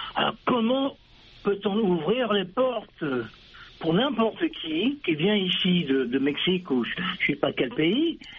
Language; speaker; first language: French; non-native, fluent; English